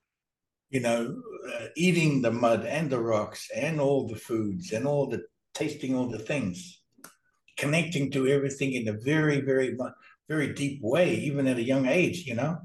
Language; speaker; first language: English; native; English